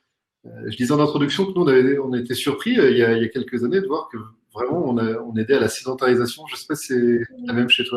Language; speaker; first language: French; native; French